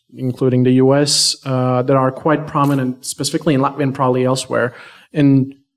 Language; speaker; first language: English; non-native, fluent; Latvian